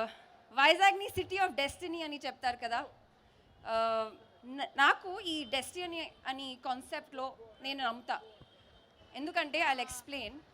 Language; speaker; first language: Telugu; non-native, fluent; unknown